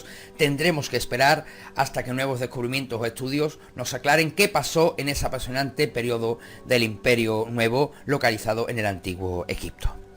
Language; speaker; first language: Spanish; native; Spanish